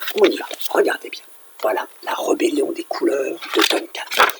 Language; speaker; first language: French; native; French